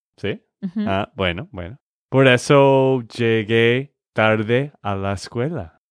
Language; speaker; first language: Spanish; non-native, learner; English